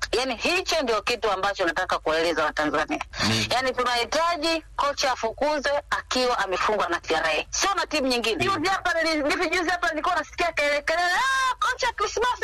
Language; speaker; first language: Swahili; non-native, local second language; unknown